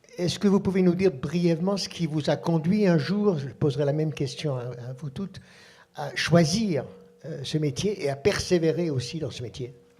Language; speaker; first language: French; native; French